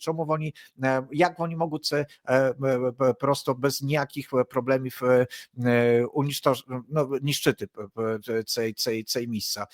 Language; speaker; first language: Polish; non-native, learner; Ukrainian